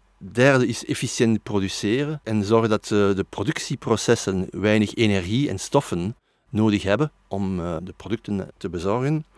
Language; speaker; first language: Dutch; non-native, local second language; French